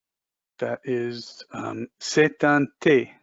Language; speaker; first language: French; non-native, learner; English